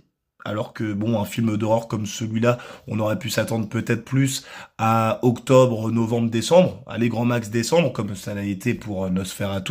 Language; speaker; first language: French; native; French